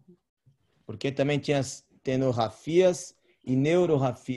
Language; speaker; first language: Spanish; non-native, learner; Portuguese